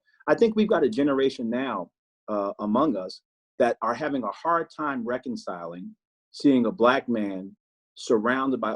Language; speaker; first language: English; native; English